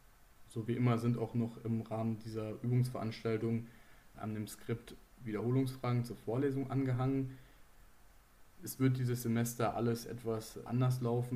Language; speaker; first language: German; native; German